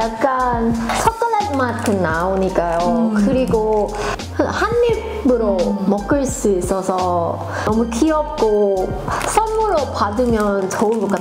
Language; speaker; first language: Korean; non-native, fluent; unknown